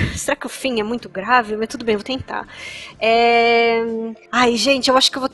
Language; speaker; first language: Portuguese; non-native, local second language; English